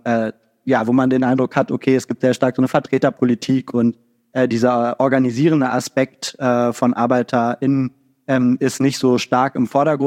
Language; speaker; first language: German; native; German